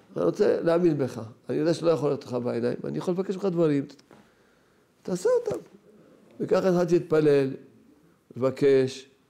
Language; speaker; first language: Hebrew; early bilingual, other home language; Arabic